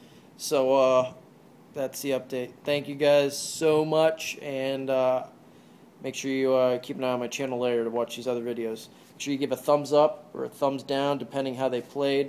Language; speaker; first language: English; native; English